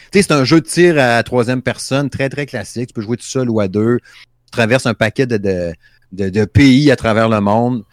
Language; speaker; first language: French; native; French